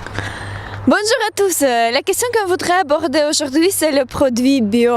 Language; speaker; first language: French; non-native, learner; Chinese